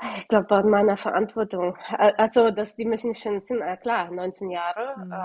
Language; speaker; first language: German; early bilingual, other home language; Russian